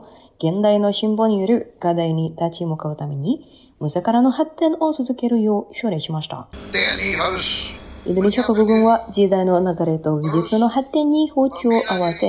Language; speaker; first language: Japanese; non-native, fluent; Indonesian